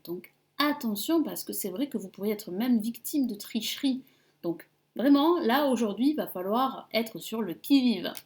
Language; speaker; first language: French; native; French